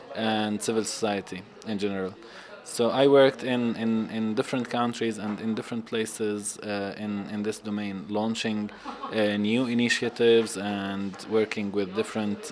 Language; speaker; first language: English; non-native, fluent; Arabic